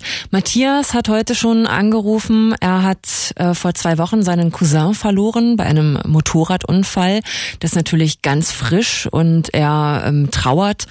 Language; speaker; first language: German; native; German